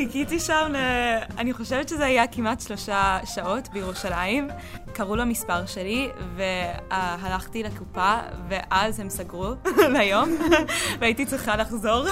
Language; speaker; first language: Hebrew; non-native, learner; English